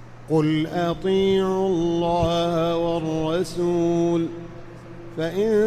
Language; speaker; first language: Arabic; native; Arabic